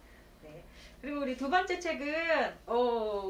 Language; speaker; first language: Korean; native; Korean